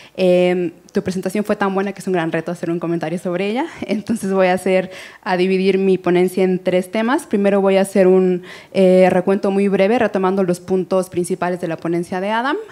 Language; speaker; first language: Spanish; native; Spanish